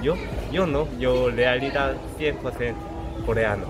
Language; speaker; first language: Spanish; non-native, learner; Korean